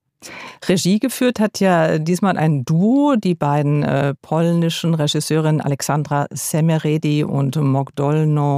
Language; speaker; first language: German; native; German